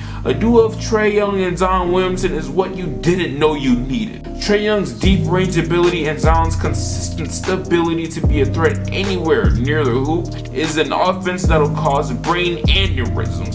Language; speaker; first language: English; native; English